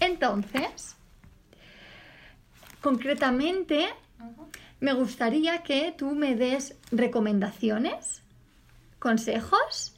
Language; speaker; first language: Spanish; native; Spanish